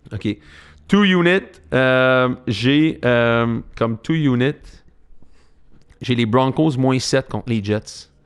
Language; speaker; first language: French; native; French